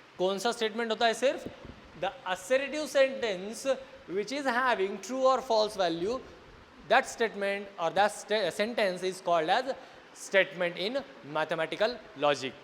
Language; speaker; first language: Hindi; non-native, local second language; Marathi